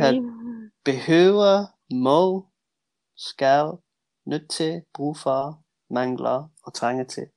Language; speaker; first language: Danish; non-native, fluent; English